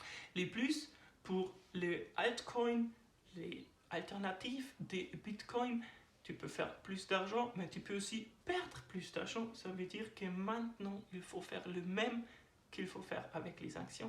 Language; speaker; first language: French; non-native, learner; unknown